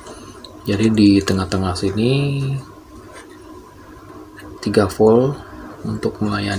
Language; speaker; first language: Indonesian; native; Indonesian